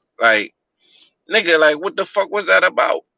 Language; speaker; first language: English; native; English